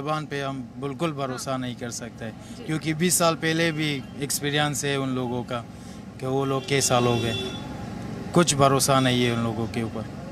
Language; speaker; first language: Hindi; non-native, learner; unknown